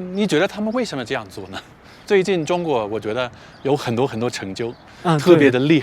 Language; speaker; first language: Chinese; non-native, fluent; English